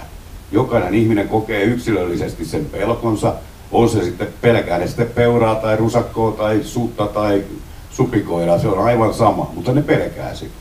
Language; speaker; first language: Finnish; native; Finnish